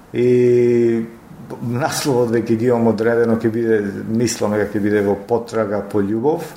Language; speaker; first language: Macedonian; native; Macedonian